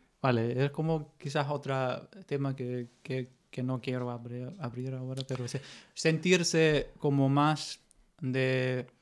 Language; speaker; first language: Spanish; non-native, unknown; German